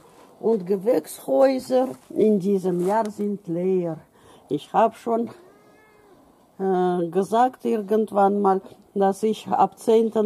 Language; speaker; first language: German; non-native, fluent; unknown